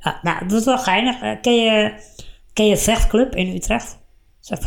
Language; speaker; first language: Dutch; native; Dutch